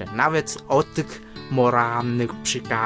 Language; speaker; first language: Polish; non-native, fluent; Vietnamese